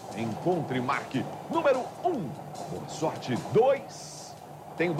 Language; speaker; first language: Portuguese; native; Portuguese